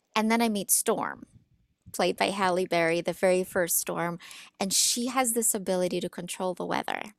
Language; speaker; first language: English; early bilingual, other home language; Russian